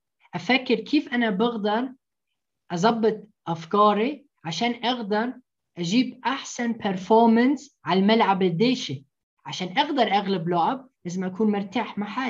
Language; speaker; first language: Arabic; early bilingual, heritage; Arabic